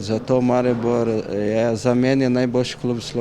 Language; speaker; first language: Slovenian; non-native, learner; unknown